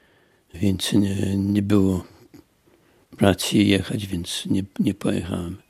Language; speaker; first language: Polish; early bilingual, heritage; Polish